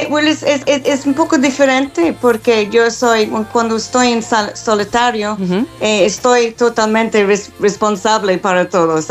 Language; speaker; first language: Spanish; non-native, fluent; English